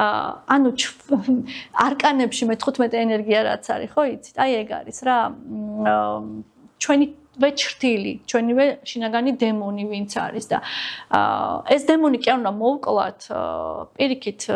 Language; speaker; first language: Georgian; native; Georgian